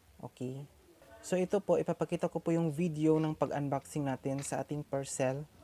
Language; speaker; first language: Filipino; non-native, local second language; Cebuano